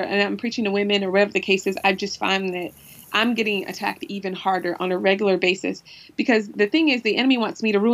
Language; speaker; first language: English; native; English